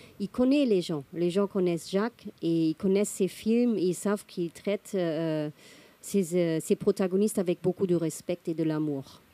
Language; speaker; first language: French; non-native, fluent; German